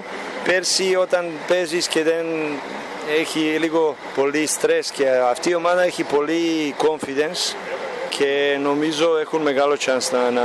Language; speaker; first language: Greek; non-native, learner; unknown